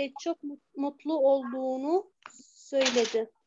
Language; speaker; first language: Turkish; non-native, fluent; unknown